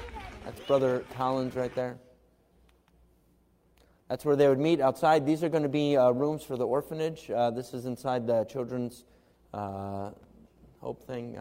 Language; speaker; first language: English; native; English